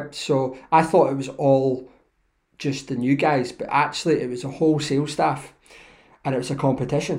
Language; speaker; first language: English; native; English